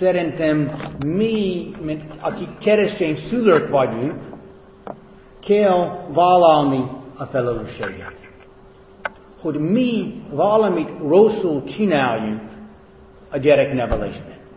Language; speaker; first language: Hungarian; non-native, fluent; English